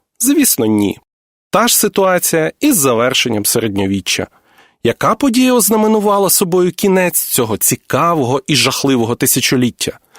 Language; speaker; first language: Ukrainian; native; Ukrainian